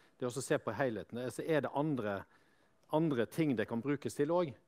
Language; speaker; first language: Norwegian; native; Norwegian